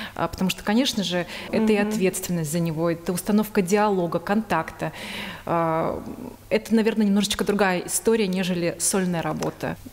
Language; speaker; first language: Russian; native; Russian